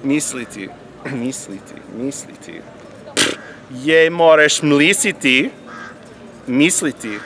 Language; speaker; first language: Slovenian; non-native, learner; English